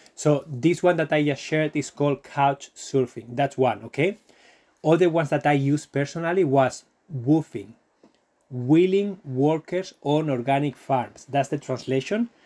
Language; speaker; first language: English; non-native, fluent; Spanish